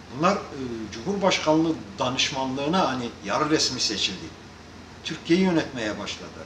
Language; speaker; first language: Turkish; non-native, local second language; Kurdish